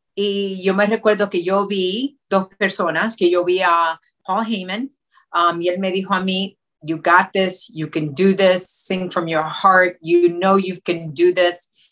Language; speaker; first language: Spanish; early bilingual, heritage; Spanish